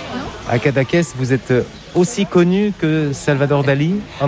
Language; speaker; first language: French; native; French